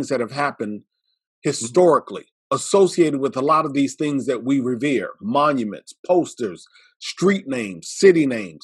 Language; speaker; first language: English; native; English